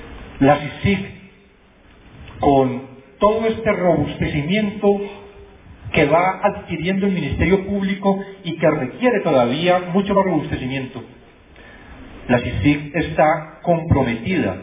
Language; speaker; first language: Spanish; native; Spanish